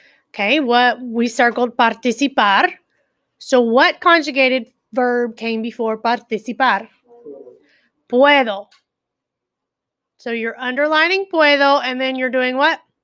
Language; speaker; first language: English; native; English